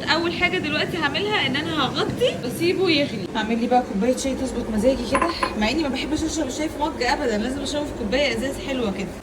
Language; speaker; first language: Arabic; native; Arabic